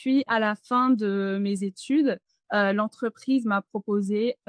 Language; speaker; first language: French; non-native, fluent; English